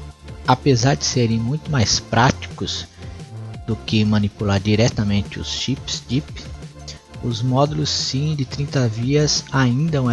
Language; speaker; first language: Portuguese; native; Portuguese